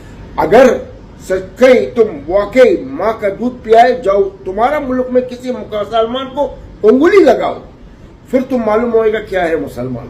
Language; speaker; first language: Hindi; non-native, learner; Arabic